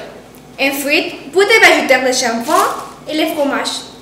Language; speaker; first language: French; non-native, learner; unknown